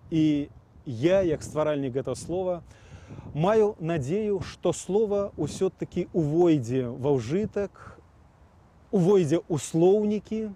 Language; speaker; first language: Belarusian; native; Belarusian